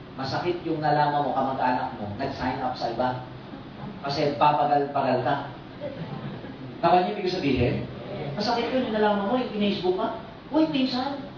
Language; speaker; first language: Filipino; native; Filipino